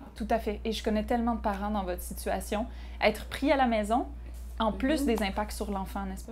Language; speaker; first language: French; native; French